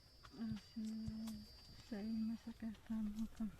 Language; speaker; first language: Spanish; non-native, local second language; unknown